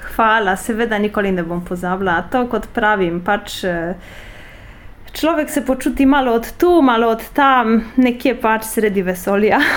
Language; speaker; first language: Slovenian; non-native, fluent; Polish